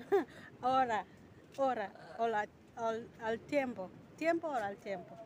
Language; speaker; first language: Spanish; non-native, learner; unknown